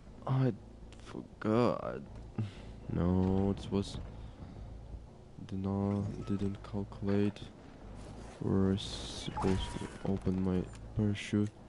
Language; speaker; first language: English; non-native, learner; Ukrainian